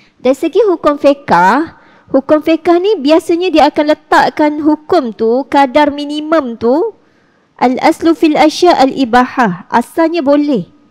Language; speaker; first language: Malay; native; Malay